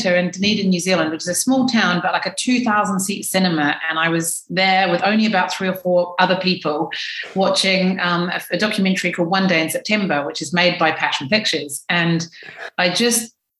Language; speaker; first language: English; native; English